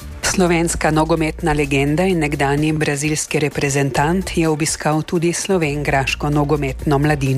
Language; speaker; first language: Slovenian; native; Slovenian